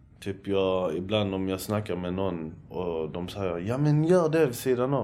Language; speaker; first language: Swedish; early bilingual, other home language; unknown